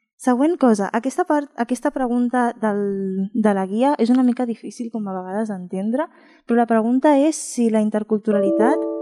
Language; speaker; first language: Catalan; non-native, fluent; Spanish